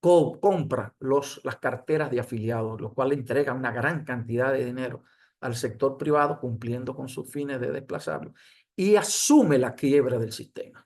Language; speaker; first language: Spanish; native; Spanish